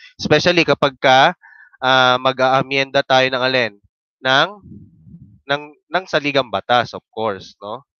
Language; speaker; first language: Filipino; native; Filipino